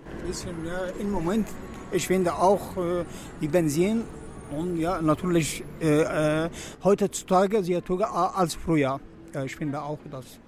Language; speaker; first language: German; non-native, learner; Arabic